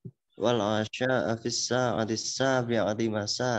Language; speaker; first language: Arabic; non-native, learner; Indonesian